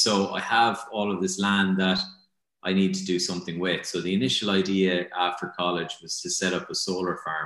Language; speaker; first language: English; native; English